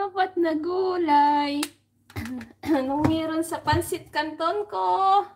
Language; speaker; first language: Filipino; non-native, local second language; Hiligaynon